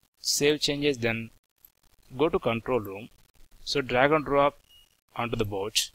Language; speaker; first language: English; non-native, local second language; Telugu